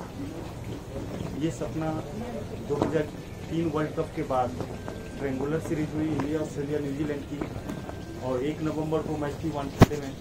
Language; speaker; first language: Hindi; native; Hindi